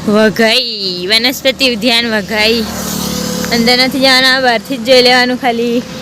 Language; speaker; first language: Gujarati; non-native, local second language; Kukna